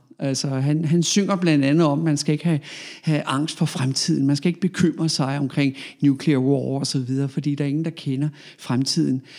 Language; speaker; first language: Danish; native; Danish